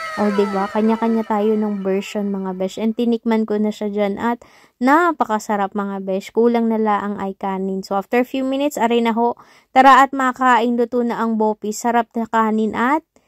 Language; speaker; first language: Filipino; native; Filipino